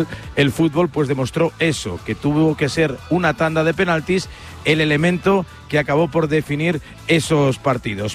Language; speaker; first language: Spanish; native; Spanish